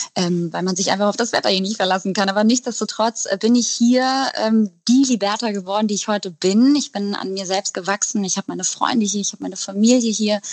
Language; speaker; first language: German; native; German